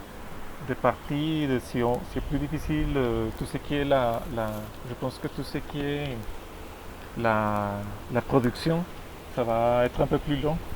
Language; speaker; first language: French; non-native, fluent; Spanish